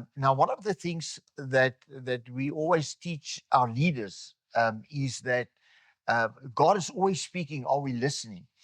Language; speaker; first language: English; non-native, local second language; Afrikaans